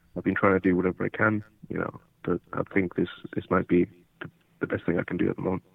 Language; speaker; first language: English; early bilingual, other home language; Portuguese